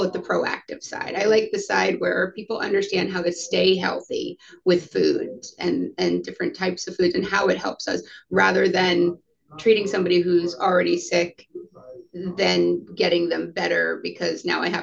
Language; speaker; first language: English; native; English